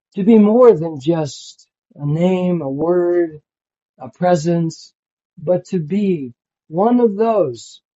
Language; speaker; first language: English; native; English